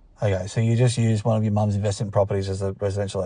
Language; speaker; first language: English; native; English